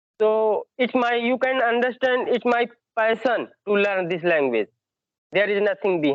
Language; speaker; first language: English; non-native, learner; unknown